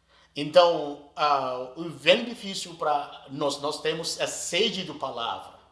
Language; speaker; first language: Portuguese; non-native, learner; Arabic